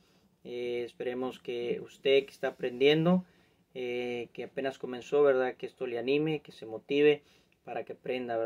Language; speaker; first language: Spanish; native; Spanish